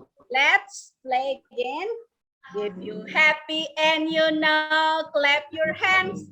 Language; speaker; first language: English; non-native, learner; Indonesian